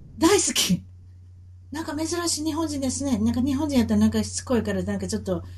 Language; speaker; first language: Japanese; native; Japanese